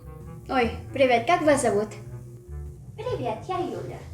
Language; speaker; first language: Russian; non-native, learner; Filipino